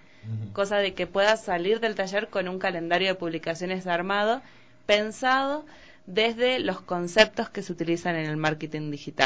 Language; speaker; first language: Spanish; native; Spanish